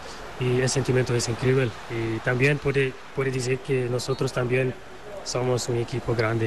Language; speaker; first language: Spanish; non-native, learner; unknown